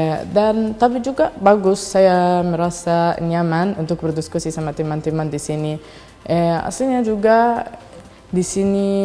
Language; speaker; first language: Indonesian; non-native, learner; Arabic